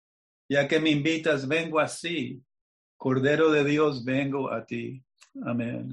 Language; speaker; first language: Spanish; native; Spanish